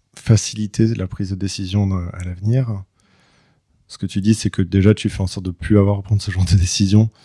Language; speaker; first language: French; native; French